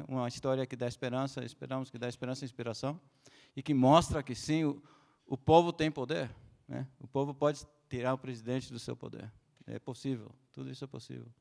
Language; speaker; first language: Portuguese; non-native, fluent; Spanish